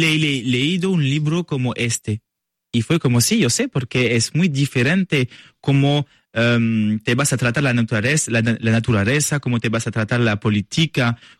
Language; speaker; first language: Spanish; non-native, learner; French